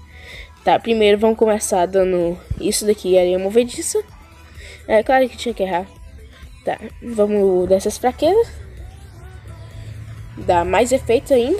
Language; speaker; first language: Portuguese; native; Portuguese